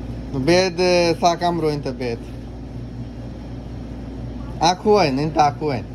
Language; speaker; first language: Arabic; non-native, learner; Bangla